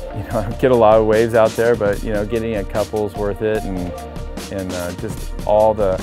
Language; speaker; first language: English; native; English